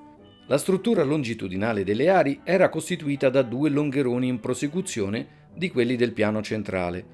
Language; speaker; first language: Italian; native; Italian